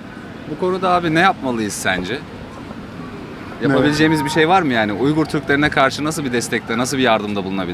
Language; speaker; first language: Turkish; native; Turkish